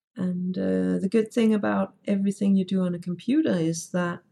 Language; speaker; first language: English; non-native, fluent; Danish